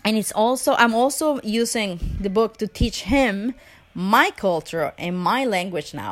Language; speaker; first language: English; non-native, fluent; Spanish